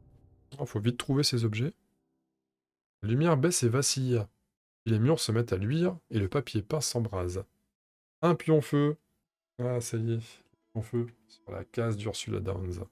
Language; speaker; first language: French; native; French